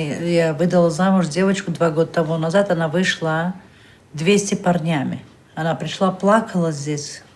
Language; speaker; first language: Russian; native; Russian